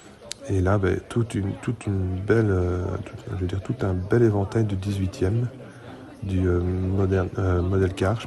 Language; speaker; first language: French; native; French